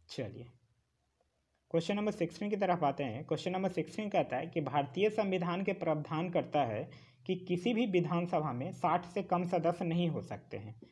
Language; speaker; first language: Hindi; native; Hindi